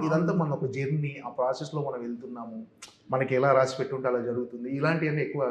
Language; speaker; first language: Telugu; native; Telugu